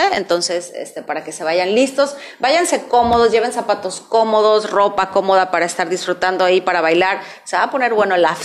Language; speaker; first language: Spanish; native; Spanish